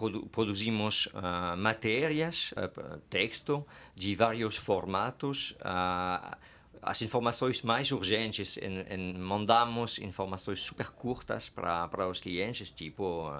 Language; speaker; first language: Portuguese; non-native, fluent; French